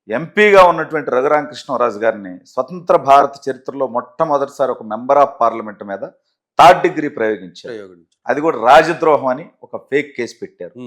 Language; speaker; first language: Telugu; native; Telugu